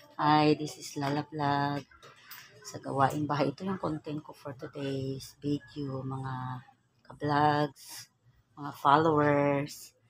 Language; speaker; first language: Filipino; non-native, local second language; Cebuano